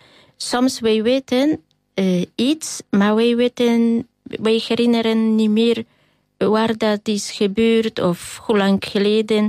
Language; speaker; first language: Dutch; non-native, fluent; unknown